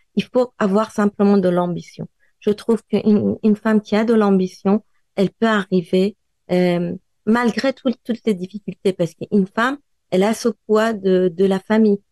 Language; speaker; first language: French; non-native, fluent; Persian